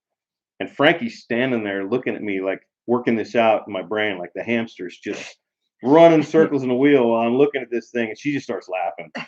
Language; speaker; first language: English; native; English